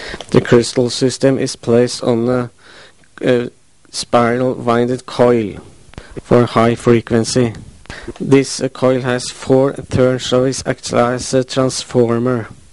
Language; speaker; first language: English; non-native, fluent; Norwegian